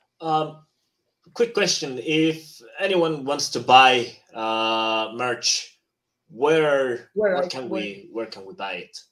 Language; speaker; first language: English; non-native, fluent; Spanish